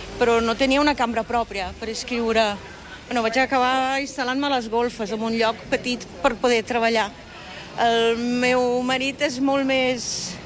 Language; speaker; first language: Catalan; non-native, fluent; German